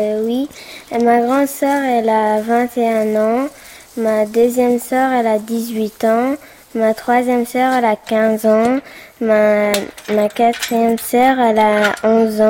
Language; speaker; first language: French; early bilingual, other home language; Pashto